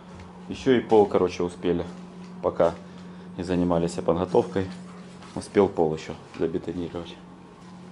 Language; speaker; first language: Russian; native; Russian